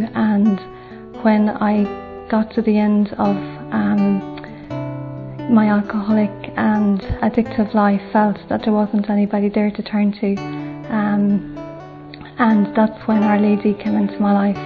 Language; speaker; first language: English; native; English